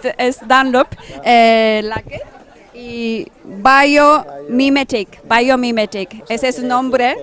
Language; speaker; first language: Spanish; non-native, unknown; Japanese